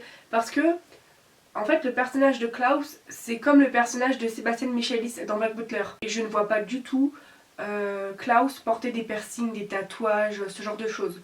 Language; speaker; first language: French; native; French